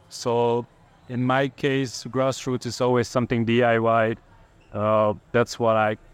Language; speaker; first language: English; non-native, fluent; Hungarian